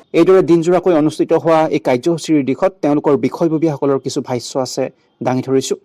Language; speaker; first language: Assamese; native; Assamese